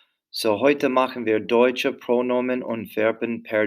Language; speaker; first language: German; non-native, fluent; English